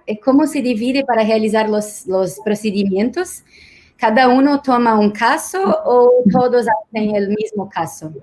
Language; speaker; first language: Spanish; non-native, learner; Portuguese